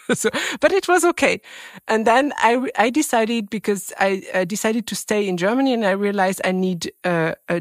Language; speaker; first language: English; non-native, fluent; French